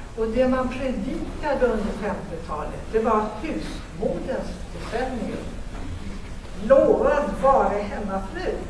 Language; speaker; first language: Swedish; native; Swedish